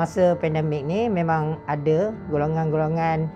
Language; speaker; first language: Malay; native; Malay